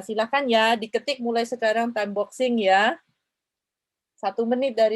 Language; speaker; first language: Indonesian; native; Indonesian